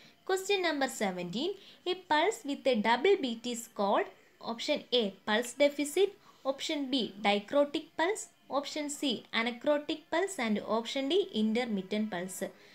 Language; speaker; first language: English; non-native, local second language; Malayalam